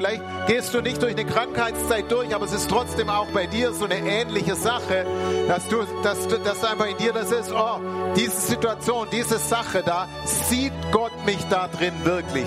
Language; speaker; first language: German; native; German